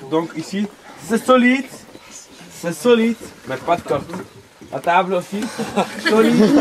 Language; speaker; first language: French; non-native, local second language; Dutch